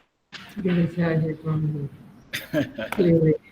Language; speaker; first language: English; non-native, learner; Khmer